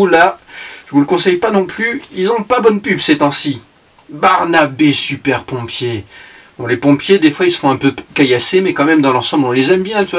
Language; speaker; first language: French; native; French